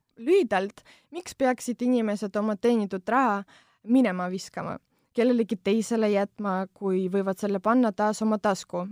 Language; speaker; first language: Estonian; non-native, local second language; Russian